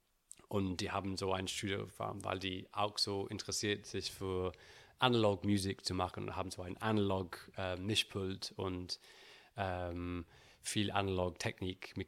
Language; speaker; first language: German; non-native, learner; English